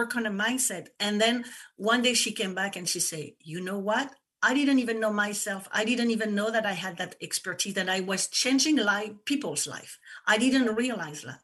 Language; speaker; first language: English; non-native, fluent; French